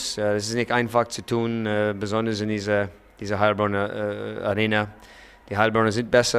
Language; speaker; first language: German; non-native, fluent; English